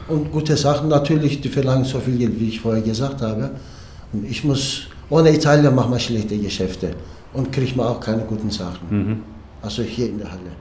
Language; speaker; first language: German; non-native, learner; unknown